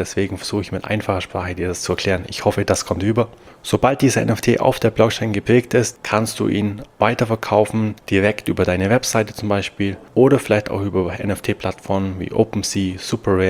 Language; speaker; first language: German; native; German